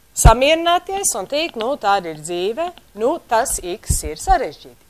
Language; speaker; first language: Latvian; early bilingual, heritage; Latvian